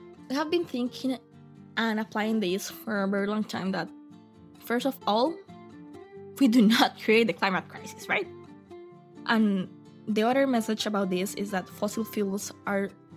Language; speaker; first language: English; non-native, fluent; Spanish